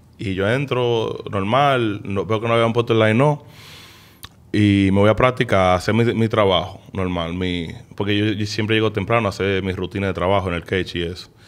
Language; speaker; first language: Spanish; early bilingual, heritage; Spanish